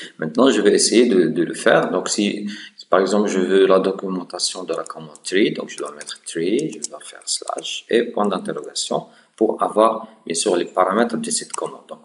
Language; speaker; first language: French; non-native, local second language; Arabic